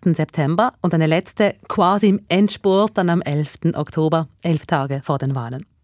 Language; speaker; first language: German; native; German